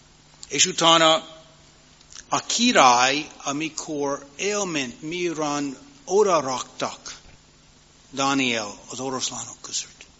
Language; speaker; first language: Hungarian; non-native, learner; English